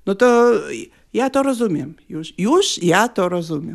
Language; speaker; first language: Polish; non-native, learner; Lithuanian